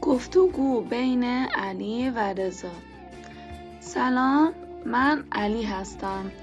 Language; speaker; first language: Persian; non-native, fluent; Arabic